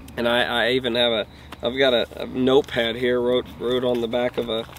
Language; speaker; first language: English; native; English